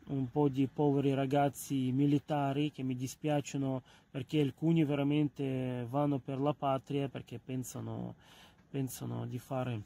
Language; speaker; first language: Italian; non-native, fluent; Ukrainian